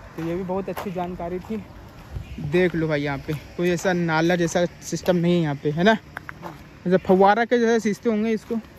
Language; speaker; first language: Hindi; native; Hindi